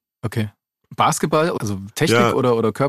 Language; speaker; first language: German; native; German